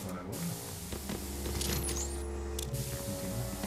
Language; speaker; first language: Spanish; native; Spanish